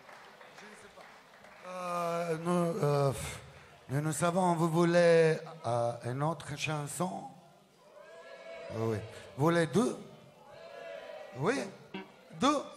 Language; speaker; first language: French; non-native, learner; Italian